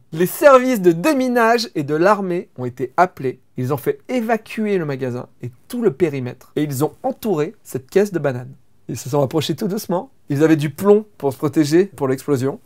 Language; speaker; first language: French; native; French